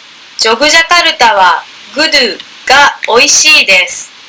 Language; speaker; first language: Japanese; non-native, learner; Indonesian